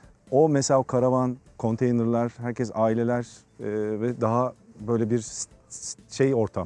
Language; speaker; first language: Turkish; native; Turkish